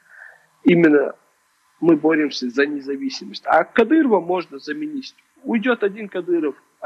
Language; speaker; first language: Russian; non-native, local second language; Chechen